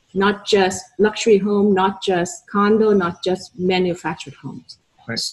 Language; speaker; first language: English; non-native, fluent; Vietnamese